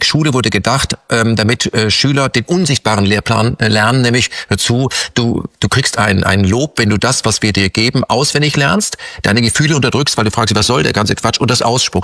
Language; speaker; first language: German; native; German